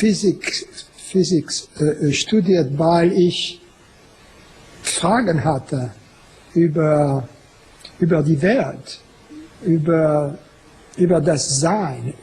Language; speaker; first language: German; non-native, fluent; French